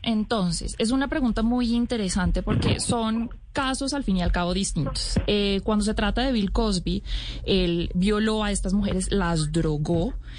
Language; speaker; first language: Spanish; native; Spanish